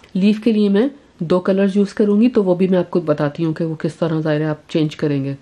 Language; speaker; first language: Urdu; native; Urdu